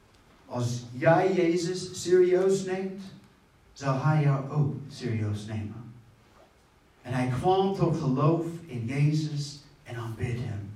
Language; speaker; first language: Dutch; non-native, fluent; English